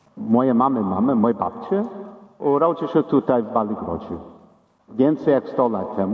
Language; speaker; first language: Polish; non-native, learner; English